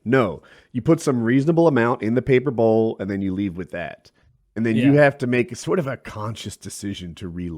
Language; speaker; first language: English; native; English